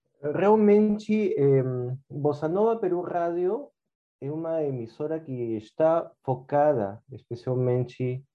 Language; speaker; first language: Portuguese; non-native, fluent; Spanish